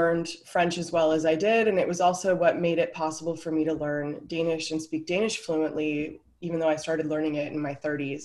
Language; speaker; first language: English; native; English